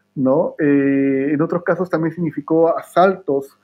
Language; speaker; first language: Spanish; native; Spanish